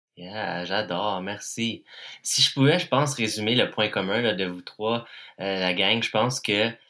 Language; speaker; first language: French; native; French